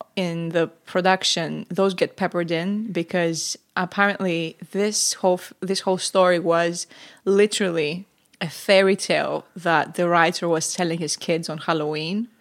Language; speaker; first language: English; non-native, fluent; Greek